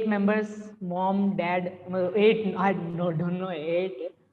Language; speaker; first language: English; non-native, local second language; Hindi